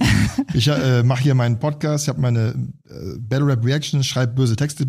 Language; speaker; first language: German; native; German